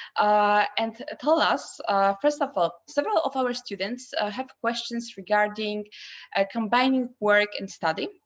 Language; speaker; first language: English; non-native, fluent; Polish